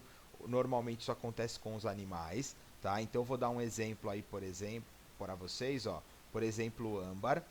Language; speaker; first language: Portuguese; native; Portuguese